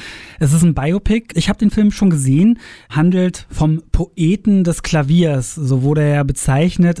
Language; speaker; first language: German; native; German